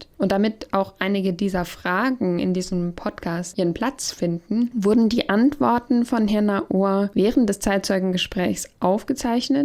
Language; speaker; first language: German; native; German